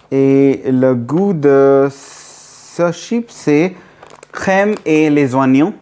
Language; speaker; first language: French; non-native, learner; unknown